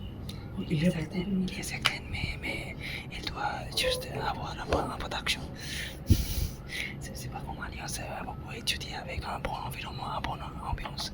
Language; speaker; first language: French; non-native, learner; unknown